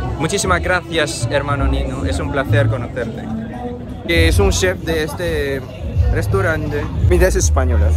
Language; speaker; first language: Spanish; non-native, learner; Filipino